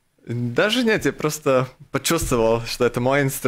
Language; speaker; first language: Russian; non-native, local second language; Latvian